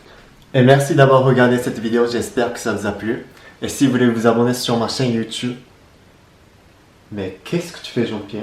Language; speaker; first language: French; non-native, learner; Japanese